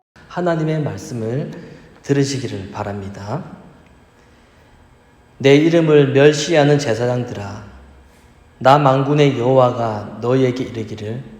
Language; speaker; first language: Korean; native; Korean